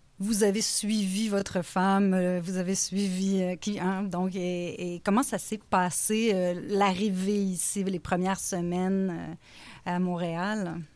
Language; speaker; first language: French; native; French